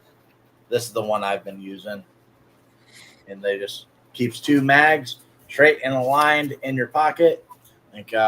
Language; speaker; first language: English; native; English